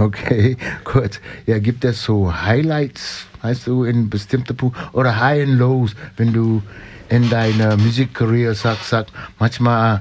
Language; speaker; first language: German; non-native, learner; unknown